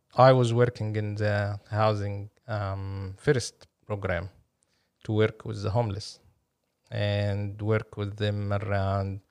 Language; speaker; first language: English; non-native, fluent; Arabic